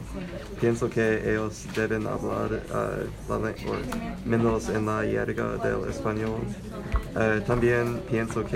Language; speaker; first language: Spanish; non-native, learner; English